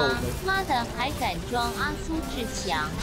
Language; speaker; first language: Chinese; native; Chinese